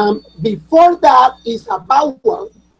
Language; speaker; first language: English; non-native, learner; Spanish